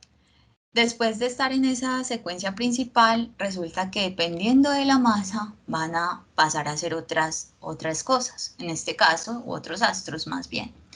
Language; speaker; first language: Spanish; native; Spanish